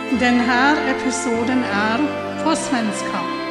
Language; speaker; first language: Swedish; non-native, fluent; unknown